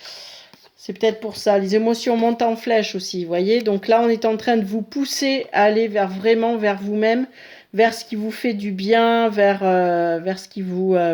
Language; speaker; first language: French; native; French